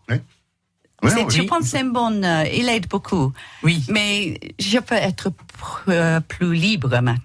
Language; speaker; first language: French; non-native, learner; English